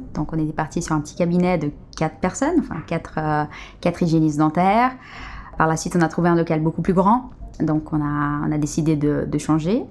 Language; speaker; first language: French; early bilingual, other home language; Portuguese